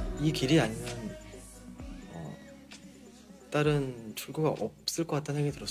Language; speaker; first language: Korean; native; Korean